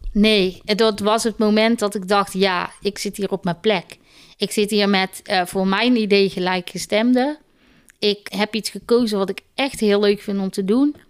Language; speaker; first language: Dutch; native; Dutch